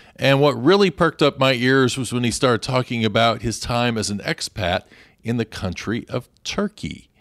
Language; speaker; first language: English; native; English